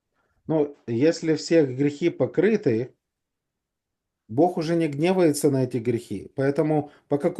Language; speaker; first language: Russian; native; Russian